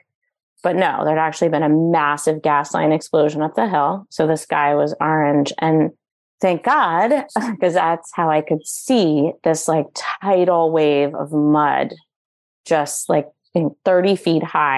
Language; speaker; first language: English; native; English